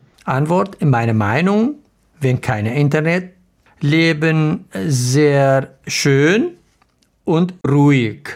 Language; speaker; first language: German; non-native, learner; Arabic